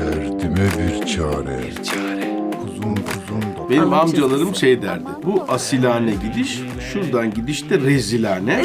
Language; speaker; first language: Turkish; native; Turkish